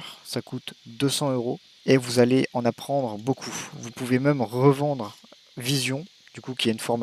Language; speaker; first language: French; native; French